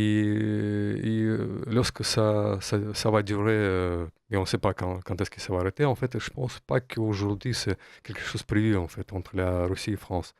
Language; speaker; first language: French; non-native, fluent; Russian